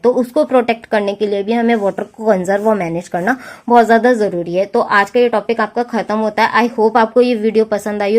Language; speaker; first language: Hindi; native; Hindi